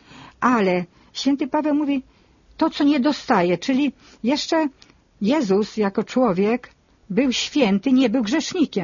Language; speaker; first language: Polish; native; Polish